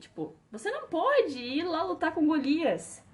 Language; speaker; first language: Portuguese; native; Portuguese